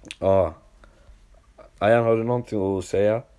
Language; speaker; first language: Swedish; non-native, local second language; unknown